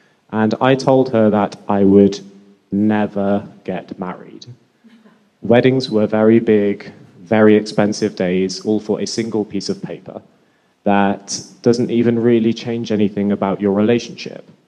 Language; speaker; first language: English; native; English